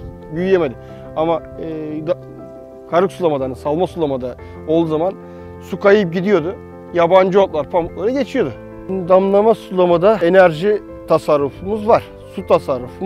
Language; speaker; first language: Turkish; native; Turkish